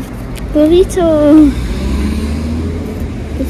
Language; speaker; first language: German; early bilingual, other home language; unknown